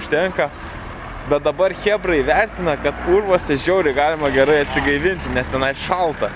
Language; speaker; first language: Lithuanian; native; Lithuanian